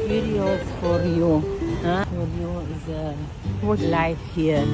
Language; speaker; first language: English; non-native, learner; Romanian